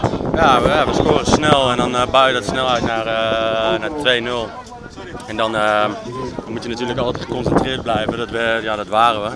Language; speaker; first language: Dutch; native; Dutch